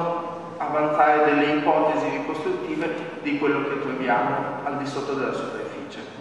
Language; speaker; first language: Italian; native; Italian